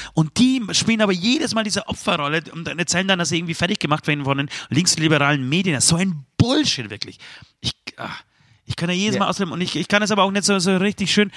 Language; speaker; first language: German; early bilingual, other home language; Polish